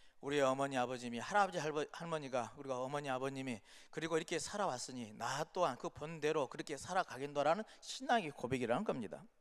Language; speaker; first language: Korean; native; Korean